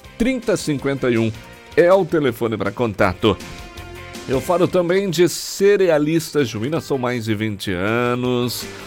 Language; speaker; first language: Portuguese; native; Portuguese